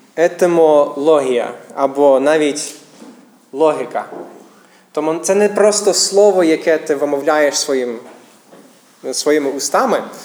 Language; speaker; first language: Ukrainian; non-native, fluent; English